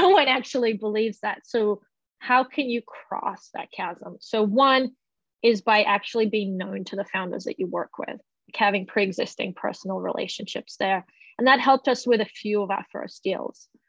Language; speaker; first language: English; native; English